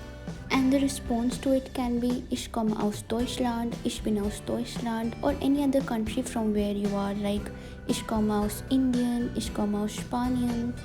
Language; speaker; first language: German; non-native, fluent; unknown